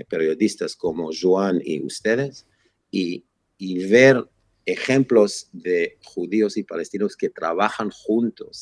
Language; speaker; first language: Spanish; non-native, fluent; Hebrew